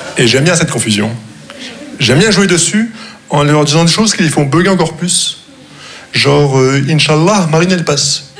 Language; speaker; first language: French; non-native, local second language; Arabic